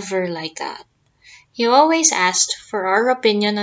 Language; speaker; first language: English; non-native, local second language; Filipino